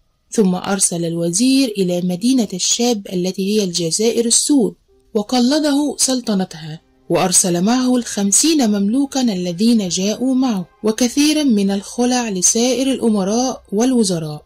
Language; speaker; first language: Arabic; native; Arabic